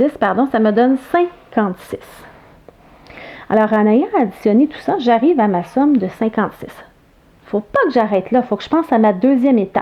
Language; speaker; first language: French; native; French